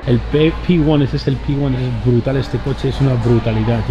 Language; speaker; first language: Spanish; native; Spanish